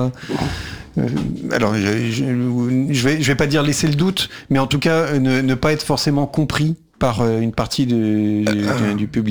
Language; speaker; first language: French; native; French